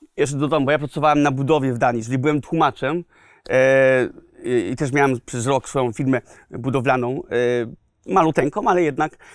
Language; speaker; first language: Polish; early bilingual, heritage; Polish